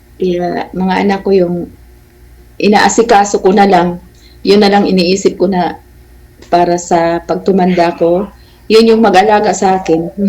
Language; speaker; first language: Filipino; non-native, local second language; Waray